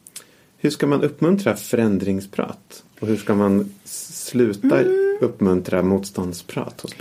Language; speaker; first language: Swedish; native; Swedish